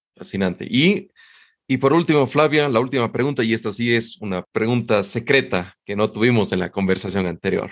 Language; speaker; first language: Spanish; native; Spanish